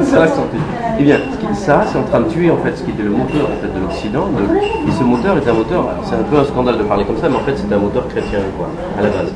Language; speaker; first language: French; native; French